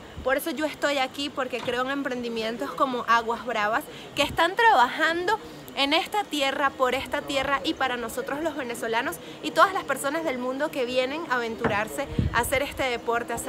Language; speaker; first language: Spanish; native; Spanish